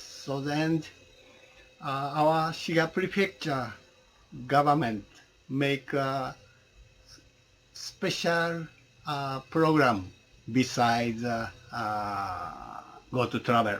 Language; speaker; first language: English; non-native, learner; Japanese